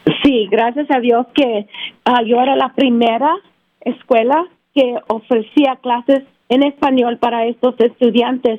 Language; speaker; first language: Spanish; early bilingual, heritage; Spanish